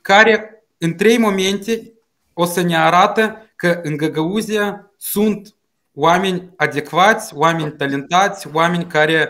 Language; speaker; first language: Romanian; non-native, local second language; Russian